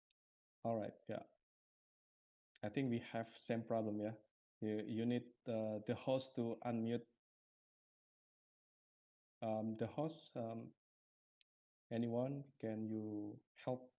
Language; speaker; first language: English; non-native, fluent; Indonesian